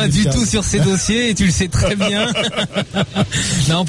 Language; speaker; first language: French; native; French